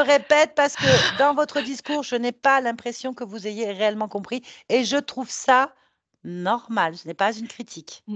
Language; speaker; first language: French; native; French